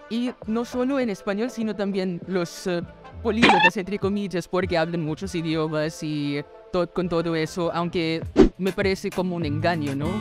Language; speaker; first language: Spanish; non-native, fluent; Filipino